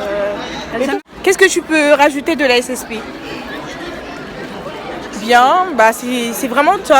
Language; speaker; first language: French; native; French